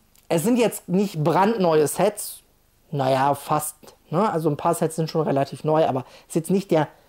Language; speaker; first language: German; native; German